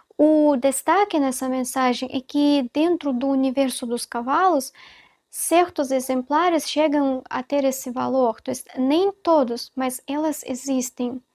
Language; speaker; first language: Portuguese; non-native, fluent; Russian